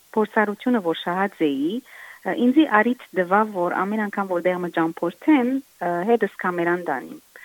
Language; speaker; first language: Armenian; native; Armenian